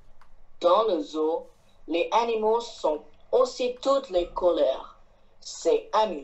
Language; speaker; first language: French; non-native, learner; Chinese